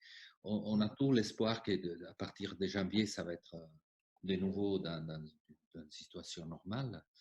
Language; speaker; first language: French; non-native, fluent; Italian